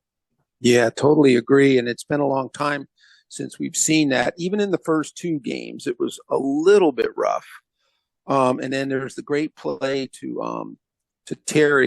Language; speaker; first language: English; native; English